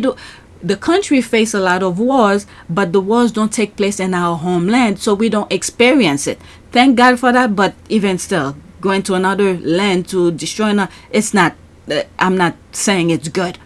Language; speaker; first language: English; native; English